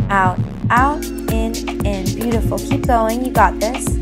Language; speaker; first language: English; native; English